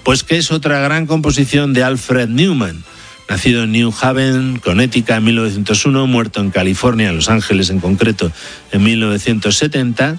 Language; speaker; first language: Spanish; native; Spanish